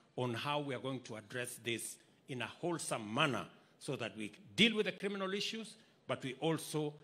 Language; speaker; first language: English; non-native, local second language; Swahili